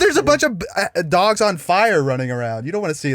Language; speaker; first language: English; native; English